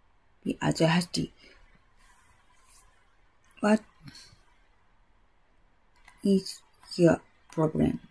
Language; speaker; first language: English; non-native, learner; Japanese